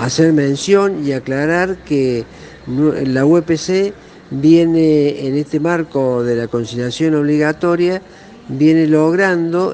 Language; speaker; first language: Spanish; native; Spanish